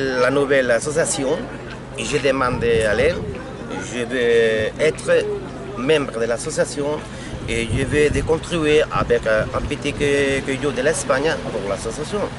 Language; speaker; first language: French; non-native, learner; Spanish